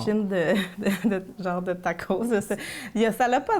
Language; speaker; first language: French; non-native, fluent; Spanish